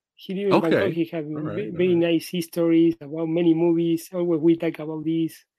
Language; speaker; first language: English; non-native, learner; Spanish